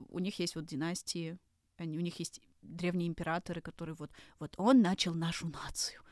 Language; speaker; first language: Russian; native; Russian